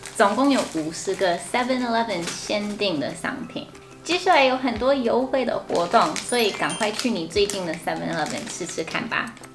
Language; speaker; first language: Chinese; non-native, fluent; English